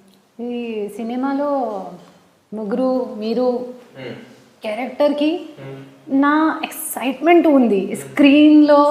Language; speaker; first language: Telugu; non-native, local second language; Hindi